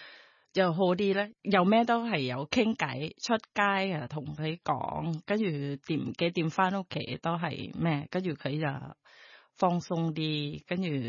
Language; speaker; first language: Cantonese; non-native, learner; Thai